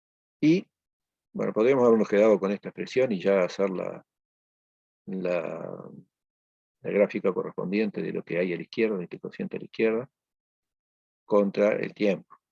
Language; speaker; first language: Spanish; native; Spanish